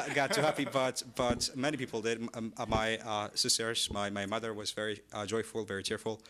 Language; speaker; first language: English; non-native, fluent; Amharic